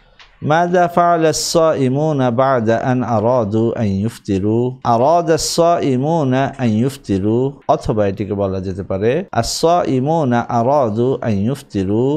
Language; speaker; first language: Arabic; non-native, fluent; Bangla